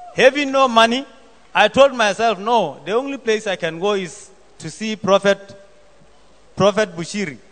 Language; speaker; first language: English; non-native, local second language; Southern Sotho